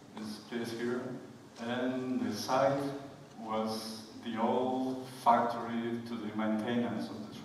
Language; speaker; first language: English; non-native, fluent; Spanish